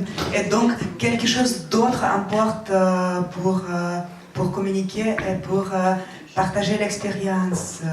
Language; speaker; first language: French; non-native, fluent; Russian